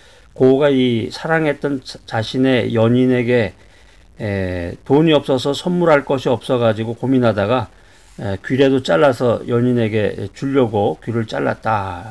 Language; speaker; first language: Korean; native; Korean